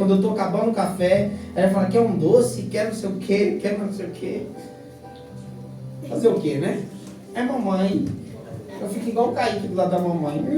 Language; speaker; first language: Portuguese; native; Portuguese